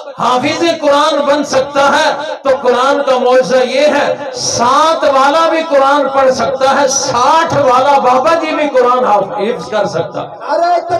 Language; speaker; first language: Urdu; non-native, local second language; Saraiki